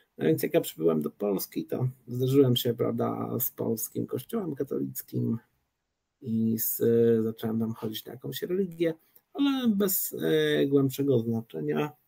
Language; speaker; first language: Polish; early bilingual, other home language; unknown